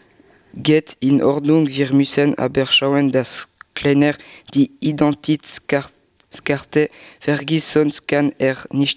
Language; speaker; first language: German; non-native, learner; French